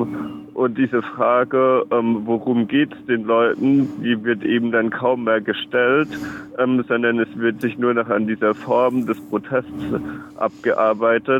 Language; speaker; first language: German; native; German